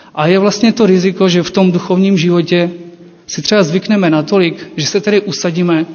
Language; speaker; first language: Czech; non-native, fluent; Ukrainian